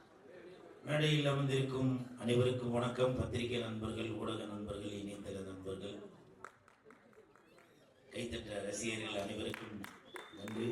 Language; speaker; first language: Tamil; native; Tamil